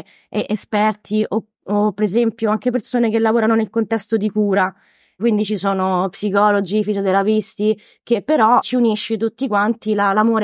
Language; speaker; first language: Italian; native; Italian